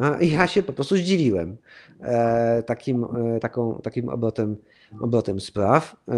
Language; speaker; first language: Polish; early bilingual, heritage; Polish